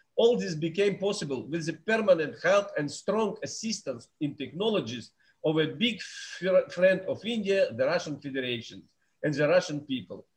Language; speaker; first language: English; non-native, fluent; Russian